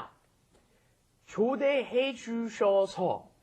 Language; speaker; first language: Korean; non-native, fluent; English